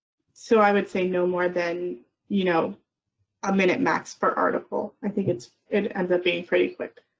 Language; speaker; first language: English; native; English